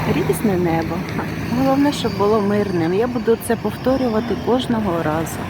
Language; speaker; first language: Ukrainian; native; Ukrainian